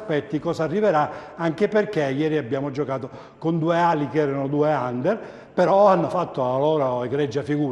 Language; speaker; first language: Italian; native; Italian